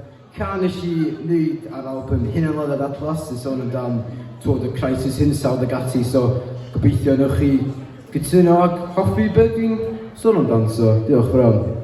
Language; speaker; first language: Welsh; native; Welsh